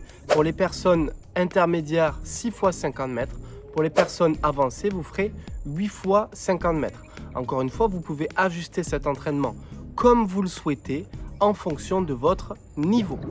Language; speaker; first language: French; native; French